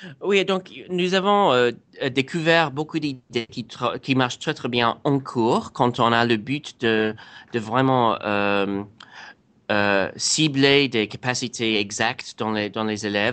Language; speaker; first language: French; non-native, fluent; English